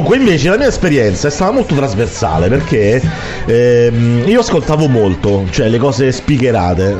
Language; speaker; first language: Italian; native; Italian